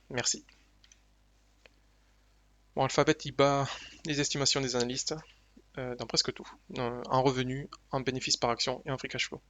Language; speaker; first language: French; native; French